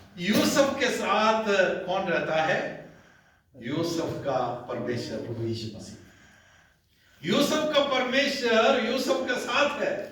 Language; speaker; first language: Hindi; non-native, local second language; Malayalam